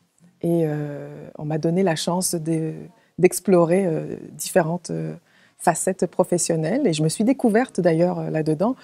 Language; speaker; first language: French; native; French